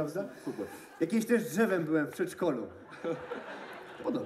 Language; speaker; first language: Polish; native; Polish